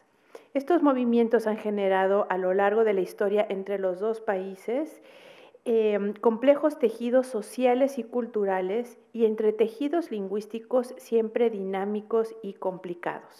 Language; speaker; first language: Spanish; native; Spanish